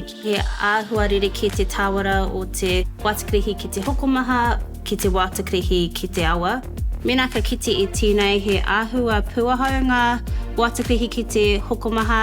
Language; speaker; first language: Māori; non-native, local second language; English